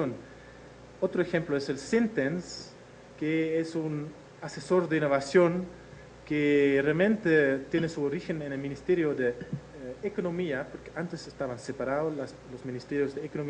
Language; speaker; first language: Spanish; non-native, fluent; Dutch